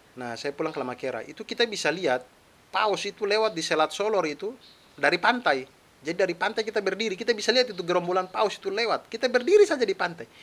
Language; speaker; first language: Indonesian; non-native, local second language; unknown